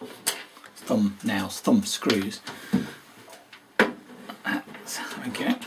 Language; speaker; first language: English; native; English